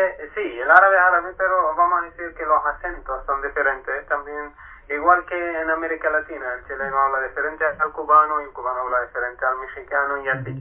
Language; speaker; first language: Spanish; non-native, fluent; Arabic